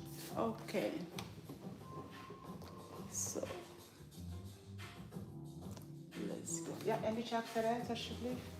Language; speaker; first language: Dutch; non-native, fluent; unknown